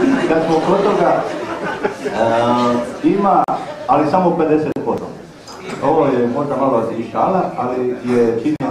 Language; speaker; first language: Serbian; native; Serbian